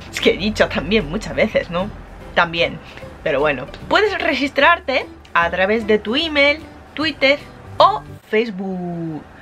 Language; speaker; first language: Spanish; non-native, fluent; Japanese